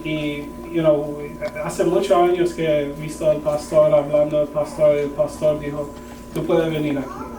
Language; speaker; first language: Spanish; early bilingual, heritage; English